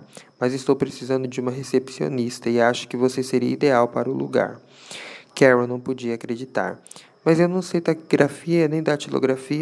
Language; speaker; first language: Portuguese; native; Portuguese